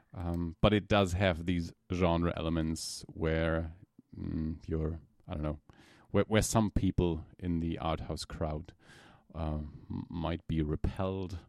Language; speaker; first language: English; non-native, fluent; German